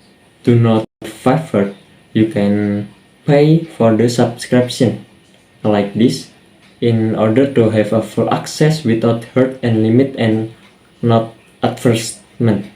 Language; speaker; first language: English; non-native, learner; Indonesian